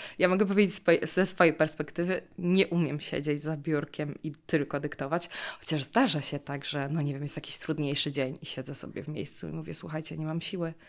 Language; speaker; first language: Polish; native; Polish